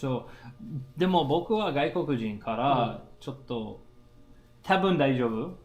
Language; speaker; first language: Japanese; non-native, learner; English